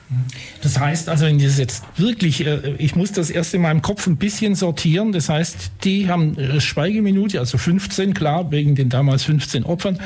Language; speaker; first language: German; native; German